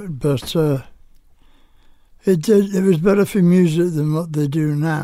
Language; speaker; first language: English; native; English